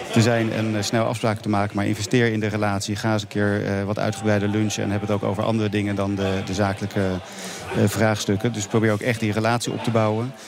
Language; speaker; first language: Dutch; native; Dutch